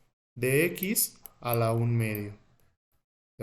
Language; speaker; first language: Spanish; native; Spanish